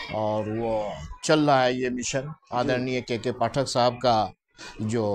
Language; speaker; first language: Hindi; native; Hindi